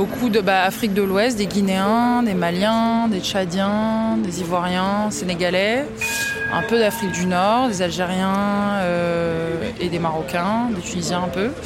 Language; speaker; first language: French; native; French